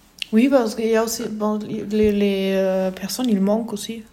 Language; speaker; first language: French; non-native, fluent; German